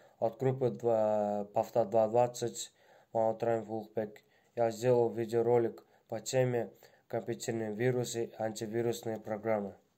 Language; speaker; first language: Russian; non-native, local second language; Kyrgyz